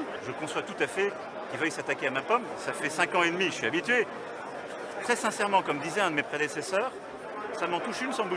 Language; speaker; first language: French; native; French